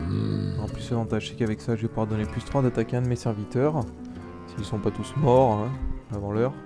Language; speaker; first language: French; native; French